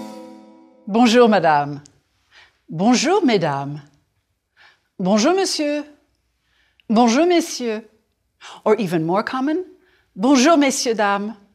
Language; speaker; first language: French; non-native, fluent; English